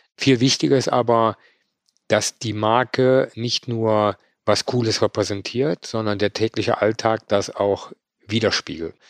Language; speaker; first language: German; native; German